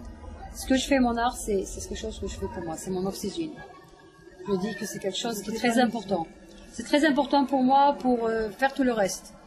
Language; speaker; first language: French; non-native, fluent; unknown